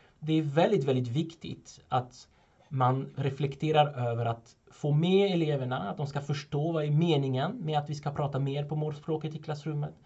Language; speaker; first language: Swedish; non-native, fluent; French